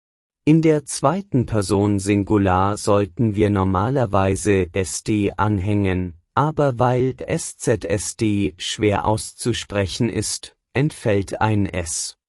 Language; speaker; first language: German; non-native, fluent; Persian